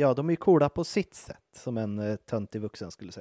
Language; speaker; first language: Swedish; native; Swedish